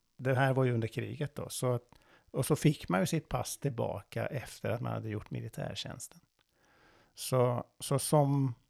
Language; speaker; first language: Swedish; non-native, fluent; Persian